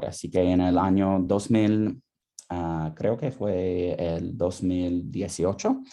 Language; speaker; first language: Spanish; non-native, fluent; English